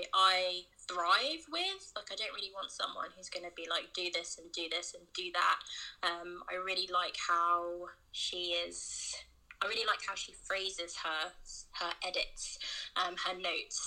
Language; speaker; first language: English; native; English